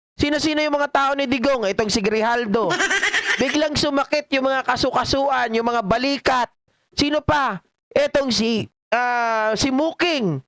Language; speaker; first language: Filipino; native; Filipino